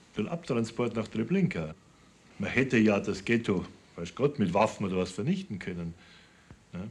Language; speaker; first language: German; native; German